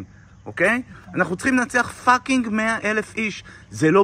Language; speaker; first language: Hebrew; native; Hebrew